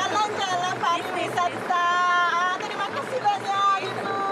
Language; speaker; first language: Indonesian; non-native, learner; Korean